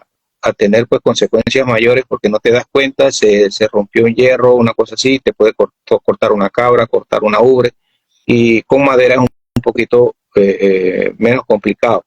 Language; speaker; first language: Spanish; native; Spanish